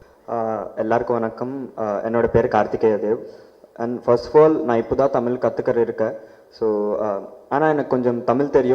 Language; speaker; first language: Tamil; non-native, learner; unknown